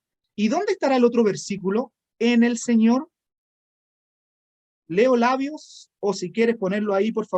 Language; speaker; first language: Spanish; native; Spanish